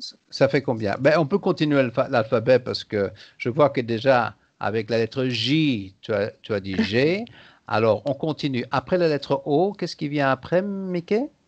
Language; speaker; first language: French; native; French